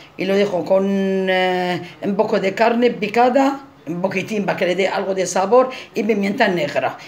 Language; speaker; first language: Spanish; non-native, fluent; Arabic